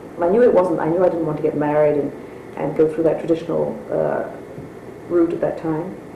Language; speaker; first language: English; native; English